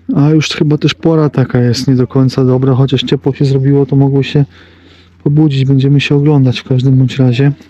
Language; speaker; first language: Polish; native; Polish